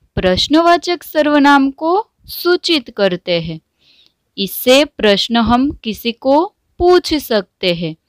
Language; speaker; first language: Hindi; non-native, local second language; Gujarati